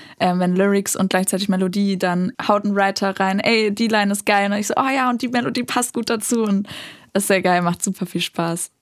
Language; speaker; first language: German; native; German